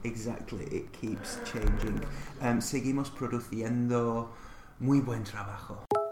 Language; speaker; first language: Spanish; non-native, fluent; English